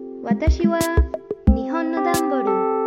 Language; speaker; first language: Japanese; non-native, learner; Spanish